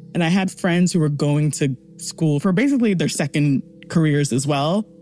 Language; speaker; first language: English; early bilingual, other home language; Yoruba